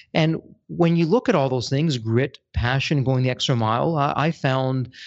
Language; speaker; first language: English; native; English